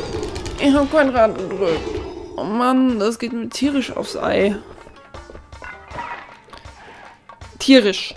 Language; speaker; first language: German; native; German